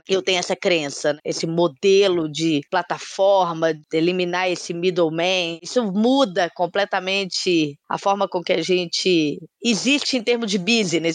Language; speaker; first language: Portuguese; native; Portuguese